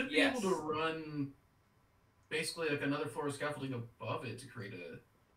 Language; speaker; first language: English; native; English